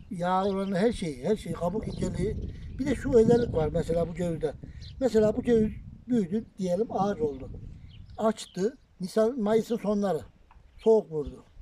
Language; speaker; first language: Turkish; native; Turkish